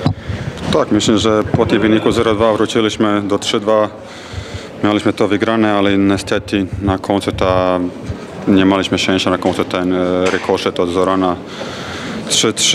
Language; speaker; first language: Polish; non-native, fluent; Croatian